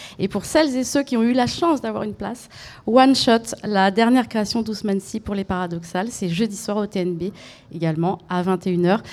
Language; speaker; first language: French; native; French